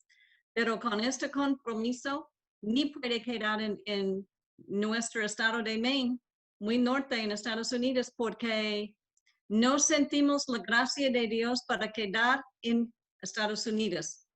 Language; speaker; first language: Spanish; non-native, learner; English